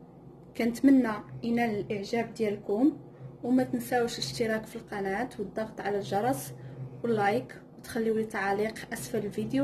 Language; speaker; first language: Arabic; native; Arabic